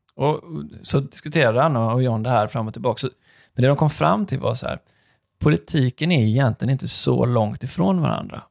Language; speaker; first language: Swedish; native; Swedish